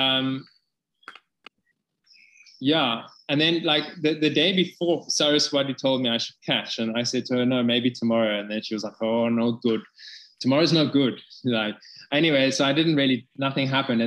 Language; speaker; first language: English; native; English